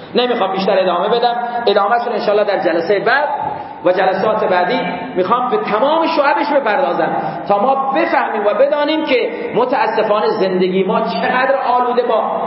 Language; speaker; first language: Persian; non-native, local second language; Baluchi